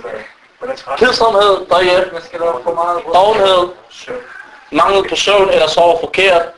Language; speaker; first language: Danish; non-native, fluent; Arabic